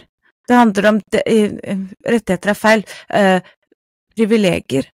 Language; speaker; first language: Norwegian; non-native, fluent; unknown